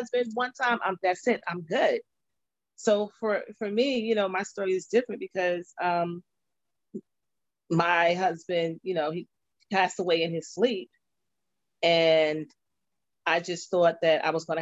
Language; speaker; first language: English; native; English